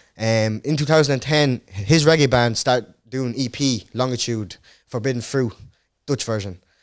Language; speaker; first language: English; early bilingual, other home language; Dutch